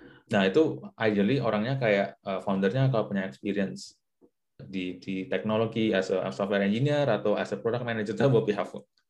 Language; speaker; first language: English; non-native, fluent; Indonesian